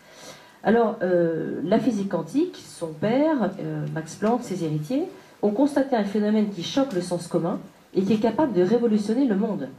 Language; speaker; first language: French; native; French